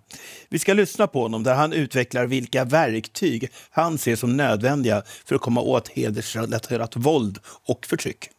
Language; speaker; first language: Swedish; native; Swedish